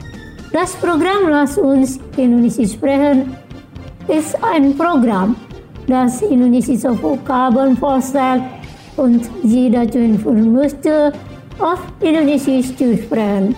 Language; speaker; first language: German; non-native, fluent; Indonesian